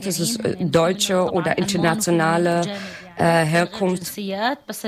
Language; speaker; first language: German; non-native, learner; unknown